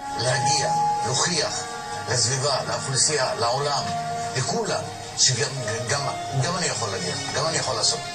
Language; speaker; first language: Hebrew; non-native, local second language; Arabic